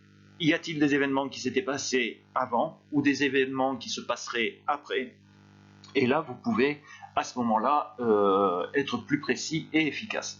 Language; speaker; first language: French; native; French